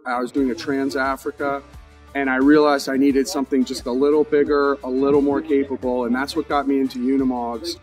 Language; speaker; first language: English; native; English